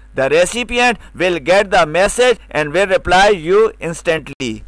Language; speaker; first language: English; non-native, local second language; Urdu